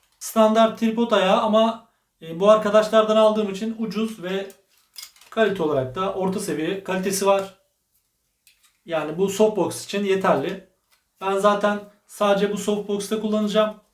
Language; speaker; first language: Turkish; native; Turkish